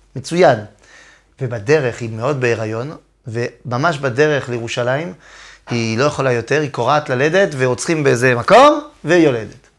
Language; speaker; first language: Hebrew; non-native, fluent; French